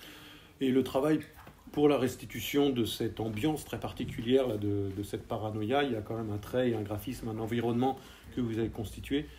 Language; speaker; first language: French; native; French